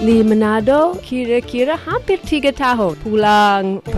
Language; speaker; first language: Indonesian; non-native, fluent; English